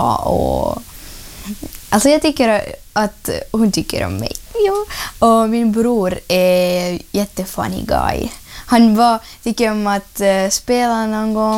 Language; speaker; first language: Swedish; non-native, learner; Ukrainian